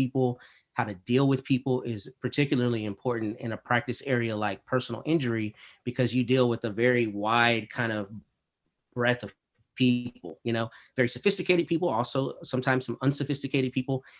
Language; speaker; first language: English; native; English